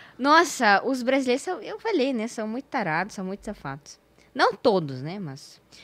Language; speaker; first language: Portuguese; non-native, fluent; Russian